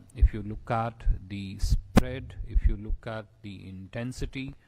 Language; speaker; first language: English; non-native, local second language; Hindi